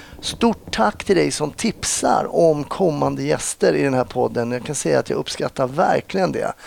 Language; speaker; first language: Swedish; native; Swedish